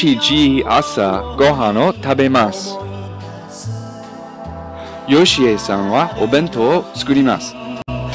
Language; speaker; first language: Japanese; non-native, learner; English